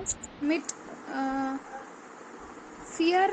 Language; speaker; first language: German; non-native, learner; Tamil